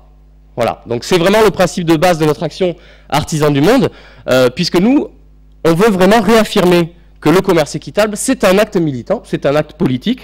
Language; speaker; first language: French; native; French